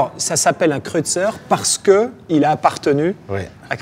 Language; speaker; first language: French; native; French